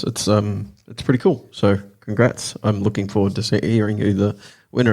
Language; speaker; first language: English; native; English